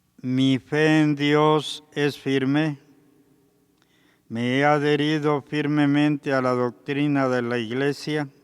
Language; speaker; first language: Spanish; native; Spanish